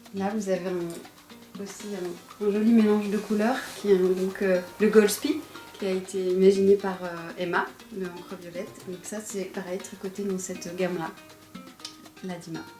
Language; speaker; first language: French; native; French